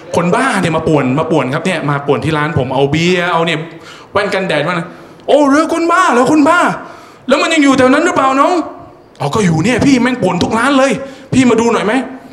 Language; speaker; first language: Thai; native; Thai